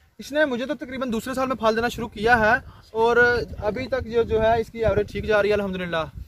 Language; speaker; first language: Urdu; non-native, local second language; Punjabi